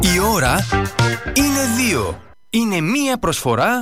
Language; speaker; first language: Greek; native; Greek